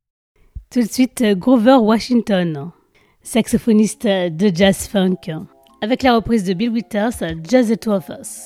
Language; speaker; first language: French; native; French